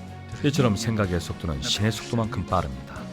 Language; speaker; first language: Korean; native; Korean